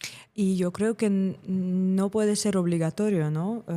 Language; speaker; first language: Spanish; non-native, fluent; Ukrainian